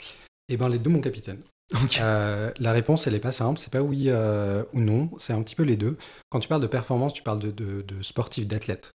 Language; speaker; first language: French; native; French